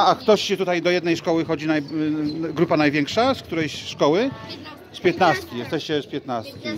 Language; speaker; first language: Polish; native; Polish